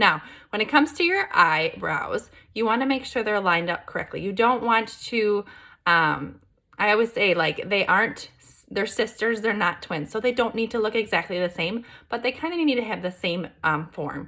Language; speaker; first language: English; native; English